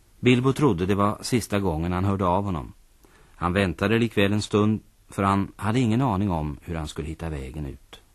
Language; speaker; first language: Swedish; native; Swedish